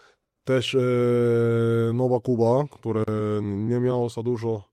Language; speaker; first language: Polish; non-native, learner; Spanish